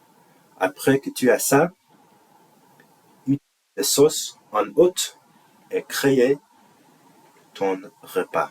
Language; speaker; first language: French; non-native, learner; English